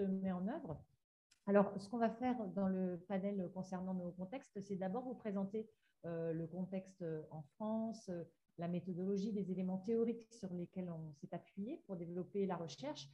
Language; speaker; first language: French; native; French